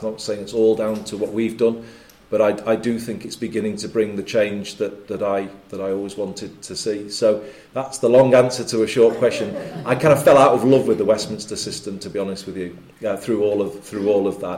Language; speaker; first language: English; native; English